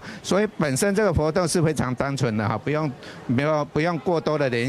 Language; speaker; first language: Chinese; native; Chinese